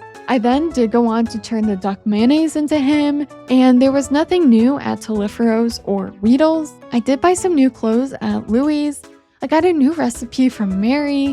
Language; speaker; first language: English; native; English